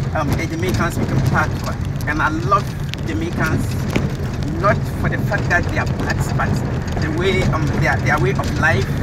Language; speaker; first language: English; non-native, local second language; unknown